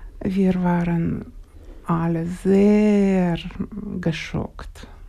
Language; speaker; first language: German; non-native, learner; Russian